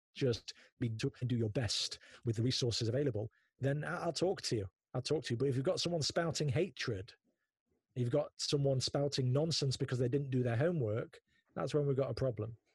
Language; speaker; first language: English; native; English